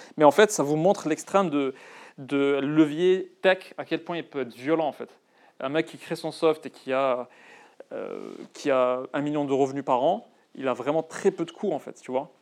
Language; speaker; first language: French; non-native, local second language; Arabic